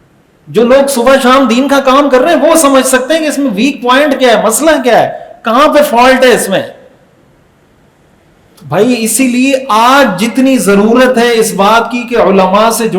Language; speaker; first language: Urdu; native; Urdu